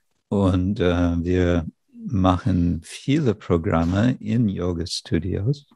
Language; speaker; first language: German; non-native, fluent; English